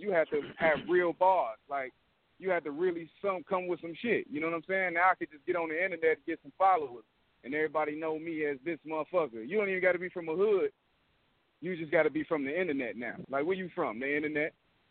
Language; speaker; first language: English; native; English